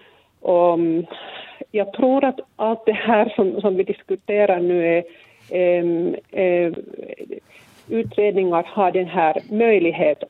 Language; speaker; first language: Swedish; non-native, local second language; Finnish